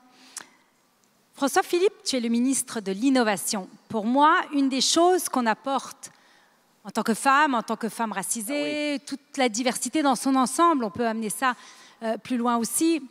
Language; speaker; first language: French; native; French